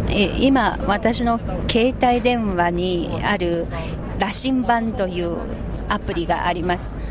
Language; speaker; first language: Japanese; non-native, fluent; Chinese